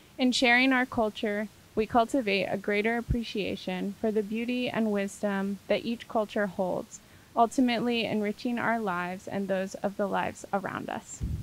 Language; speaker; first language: English; native; English